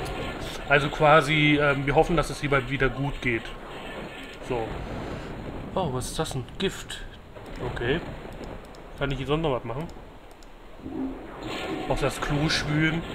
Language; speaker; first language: German; native; German